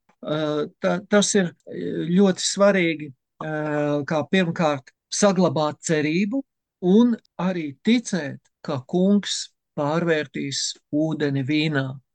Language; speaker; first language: Latvian; native; Latvian